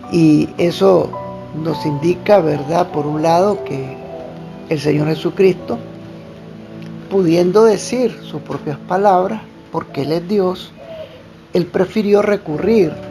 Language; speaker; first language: Spanish; native; Spanish